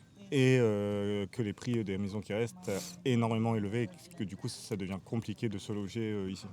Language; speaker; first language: French; native; French